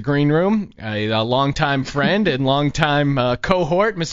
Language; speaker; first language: English; native; English